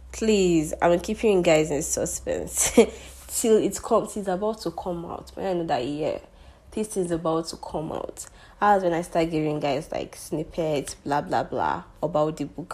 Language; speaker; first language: English; non-native, local second language; Yoruba